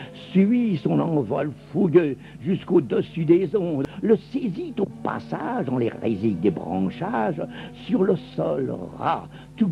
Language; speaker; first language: French; native; French